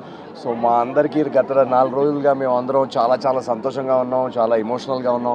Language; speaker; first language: Telugu; native; Telugu